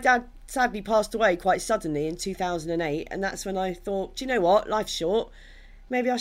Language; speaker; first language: English; native; English